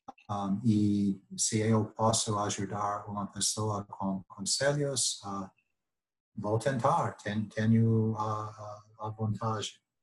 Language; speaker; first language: Portuguese; non-native, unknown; English